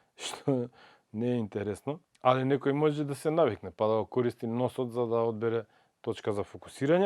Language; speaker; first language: Macedonian; native; Macedonian